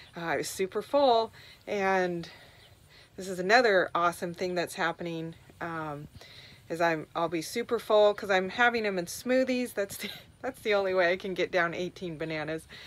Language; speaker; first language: English; native; English